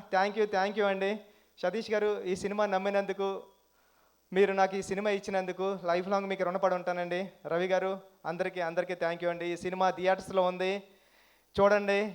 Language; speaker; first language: Telugu; native; Telugu